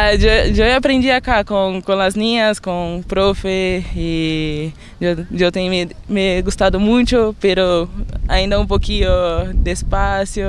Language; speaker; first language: Spanish; non-native, learner; Portuguese